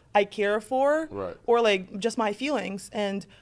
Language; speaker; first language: English; non-native, fluent; Russian